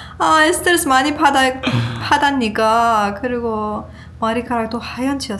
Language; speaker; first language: Korean; non-native, learner; Persian